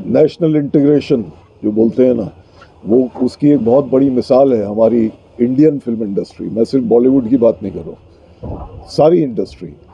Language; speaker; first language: Hindi; native; Hindi